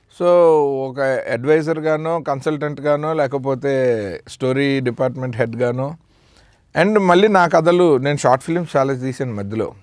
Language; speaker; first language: Telugu; native; Telugu